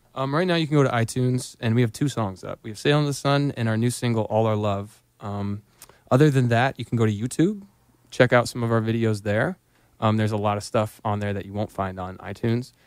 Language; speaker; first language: English; native; English